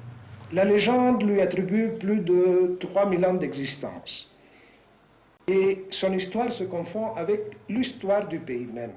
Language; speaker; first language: French; native; French